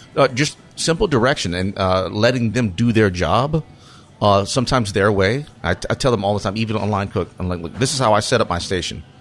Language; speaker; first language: English; native; English